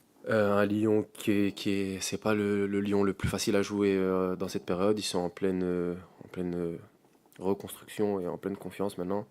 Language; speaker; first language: French; native; French